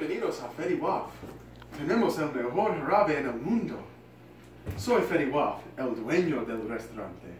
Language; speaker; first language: Spanish; non-native, learner; English